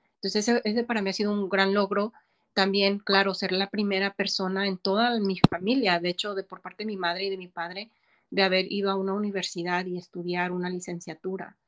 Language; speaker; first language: Spanish; native; Spanish